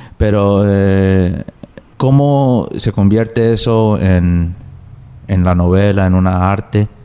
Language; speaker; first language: Spanish; early bilingual, heritage; Spanish